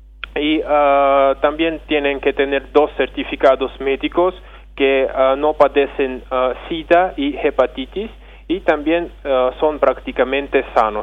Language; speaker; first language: Spanish; non-native, fluent; Russian